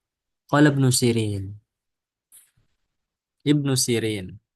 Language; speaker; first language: Arabic; non-native, fluent; Indonesian